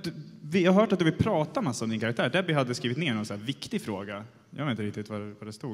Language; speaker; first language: Swedish; native; Swedish